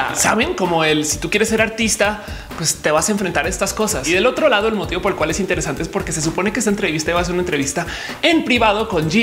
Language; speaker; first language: Spanish; native; Spanish